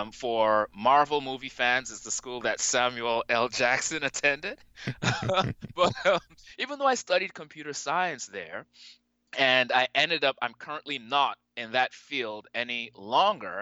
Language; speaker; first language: English; non-native, local second language; Yoruba